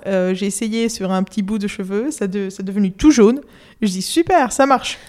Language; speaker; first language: French; non-native, fluent; Spanish